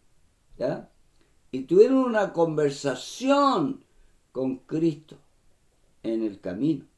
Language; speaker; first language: Spanish; native; Spanish